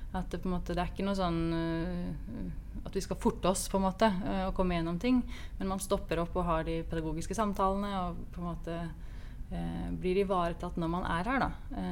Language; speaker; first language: Norwegian; native; Norwegian